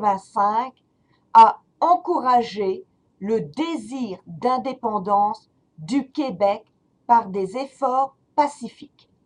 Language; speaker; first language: French; non-native, fluent; English